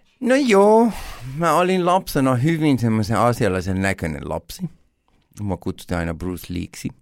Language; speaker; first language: Finnish; early bilingual, other home language; Persian